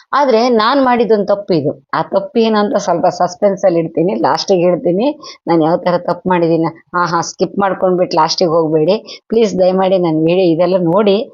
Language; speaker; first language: Kannada; native; Kannada